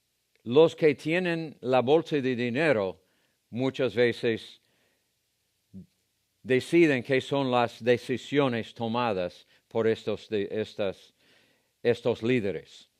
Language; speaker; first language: Spanish; non-native, fluent; English